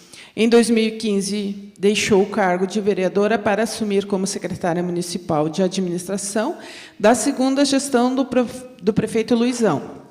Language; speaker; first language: Portuguese; native; Portuguese